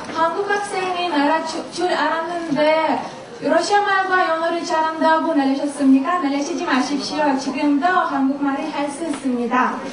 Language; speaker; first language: Korean; non-native, learner; Russian